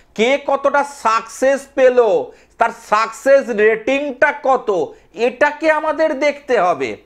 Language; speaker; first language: Bangla; native; Bangla